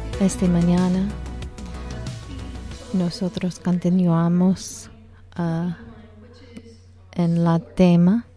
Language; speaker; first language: Spanish; non-native, learner; English